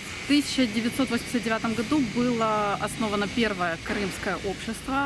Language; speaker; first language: Russian; native; Russian